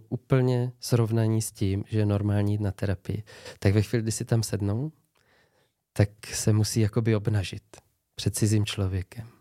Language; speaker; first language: Czech; native; Czech